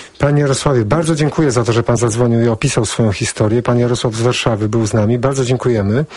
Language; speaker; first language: Polish; native; Polish